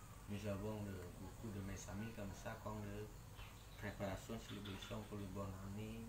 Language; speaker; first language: French; non-native, learner; Indonesian